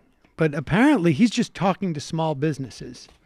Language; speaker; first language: English; native; English